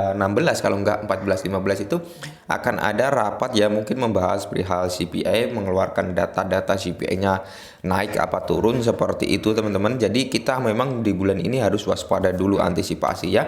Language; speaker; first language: Indonesian; native; Indonesian